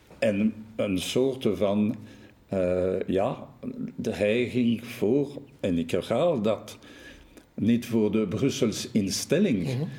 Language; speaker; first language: Dutch; non-native, local second language; French